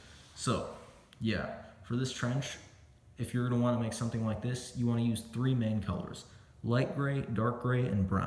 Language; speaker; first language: English; native; English